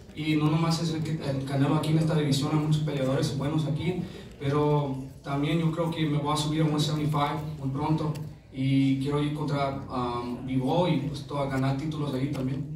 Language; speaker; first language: Spanish; early bilingual, other home language; English